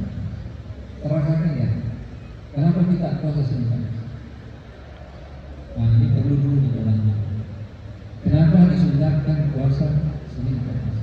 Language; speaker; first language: Indonesian; non-native, local second language; Buginese